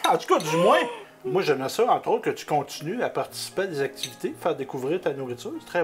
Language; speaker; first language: French; native; French